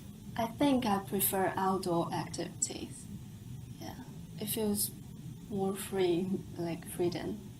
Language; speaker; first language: English; non-native, fluent; Chinese